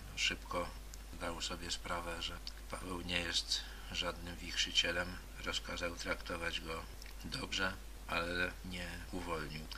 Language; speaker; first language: Polish; native; Polish